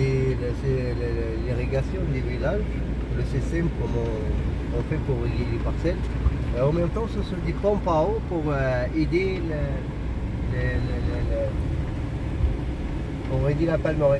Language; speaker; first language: French; non-native, local second language; Arabic